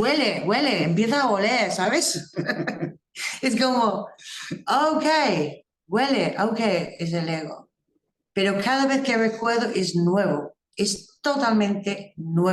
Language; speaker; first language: Spanish; non-native, fluent; English